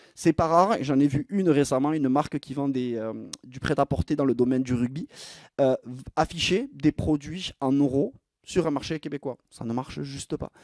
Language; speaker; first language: French; native; French